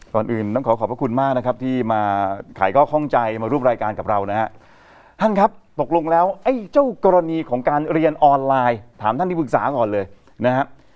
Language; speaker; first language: Thai; native; Thai